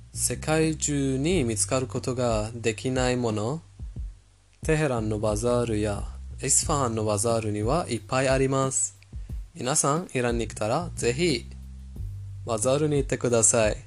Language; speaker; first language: Japanese; non-native, fluent; Persian